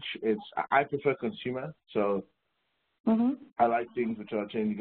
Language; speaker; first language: English; native; English